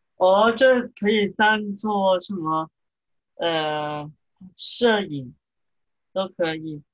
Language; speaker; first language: Chinese; early bilingual, heritage; English